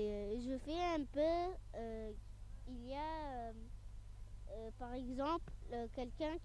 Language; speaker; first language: French; non-native, fluent; Arabic